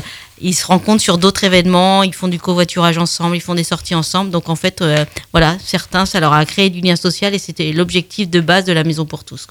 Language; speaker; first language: French; native; French